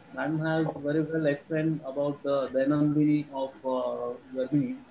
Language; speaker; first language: English; non-native, local second language; Marathi